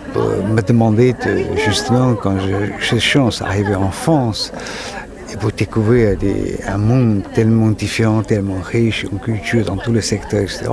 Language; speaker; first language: French; non-native, fluent; Chinese